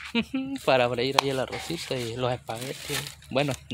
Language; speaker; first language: Spanish; native; Spanish